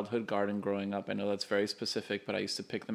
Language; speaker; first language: English; non-native, fluent; Polish